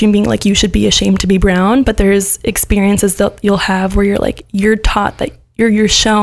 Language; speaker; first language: English; early bilingual, other home language; Gujarati